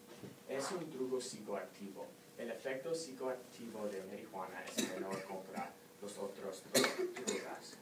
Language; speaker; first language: Spanish; non-native, learner; English